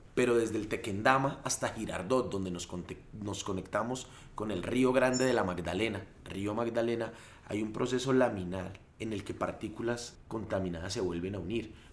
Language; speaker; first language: Spanish; native; Spanish